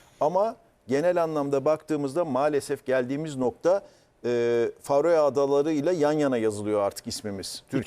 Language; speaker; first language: Turkish; native; Turkish